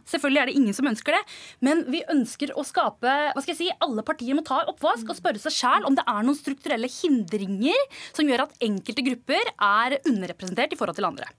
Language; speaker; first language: Norwegian; early bilingual, other home language; Tamil